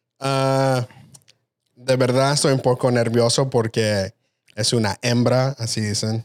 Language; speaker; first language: Spanish; early bilingual, heritage; Spanish